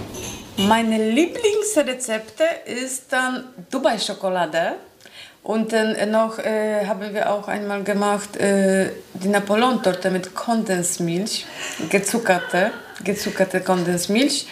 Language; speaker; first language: German; non-native, learner; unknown